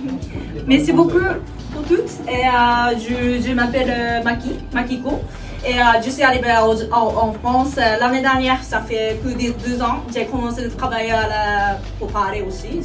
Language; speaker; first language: French; non-native, learner; Japanese